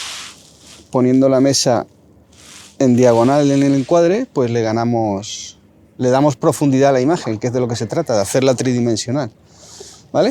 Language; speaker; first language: Spanish; native; Spanish